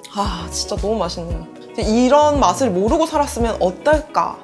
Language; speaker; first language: Korean; native; Korean